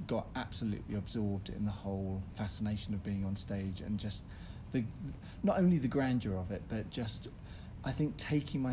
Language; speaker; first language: English; native; English